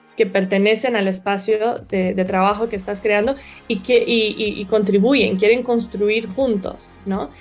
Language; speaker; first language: Spanish; early bilingual, other home language; Portuguese